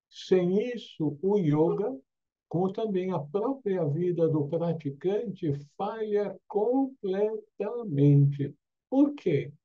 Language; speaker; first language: Portuguese; native; Portuguese